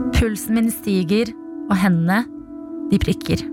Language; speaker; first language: Norwegian; early bilingual, other home language; Albanian